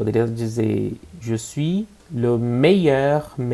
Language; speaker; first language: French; non-native, fluent; Portuguese